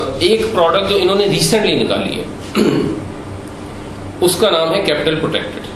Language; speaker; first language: Urdu; native; Urdu